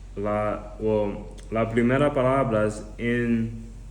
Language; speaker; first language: Spanish; non-native, learner; English